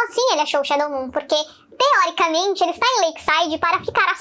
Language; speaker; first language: Portuguese; native; Portuguese